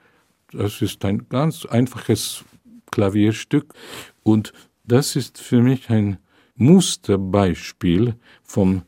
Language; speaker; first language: German; non-native, fluent; Hungarian